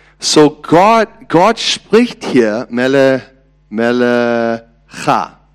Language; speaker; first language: German; non-native, learner; English